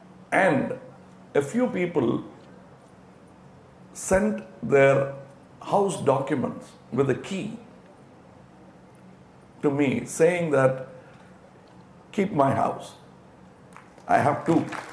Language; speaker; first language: English; non-native, local second language; Tamil